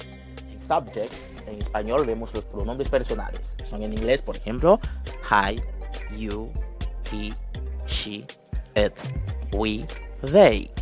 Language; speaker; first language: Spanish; non-native, fluent; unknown